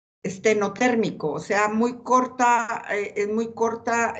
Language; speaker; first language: Spanish; native; Spanish